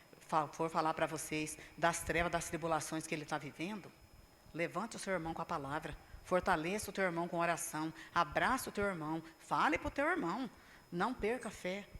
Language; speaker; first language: Portuguese; native; Portuguese